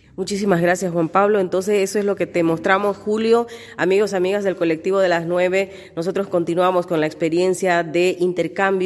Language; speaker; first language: Spanish; native; Spanish